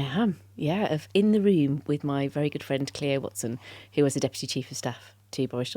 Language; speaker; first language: English; native; English